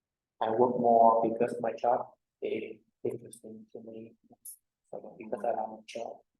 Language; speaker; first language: English; non-native, fluent; Vietnamese